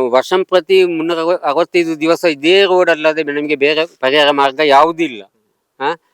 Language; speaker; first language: Kannada; native; Kannada